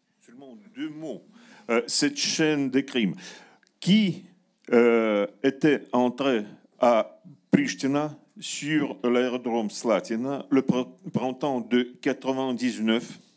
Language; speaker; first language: French; non-native, learner; Russian